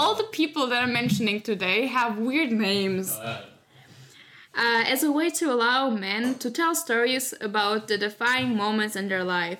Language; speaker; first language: English; non-native, fluent; Slovak